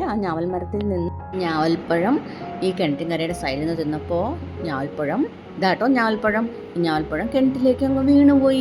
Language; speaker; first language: Malayalam; native; Malayalam